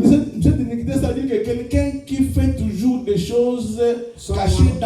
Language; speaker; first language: French; non-native, local second language; Lingala